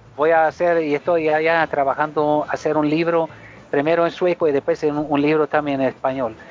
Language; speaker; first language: Spanish; non-native, fluent; Swedish